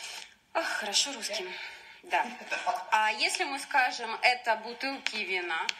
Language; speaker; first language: Russian; native; Russian